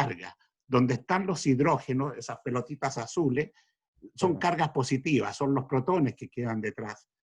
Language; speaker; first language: Spanish; native; Spanish